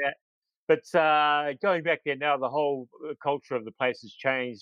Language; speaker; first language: English; native; English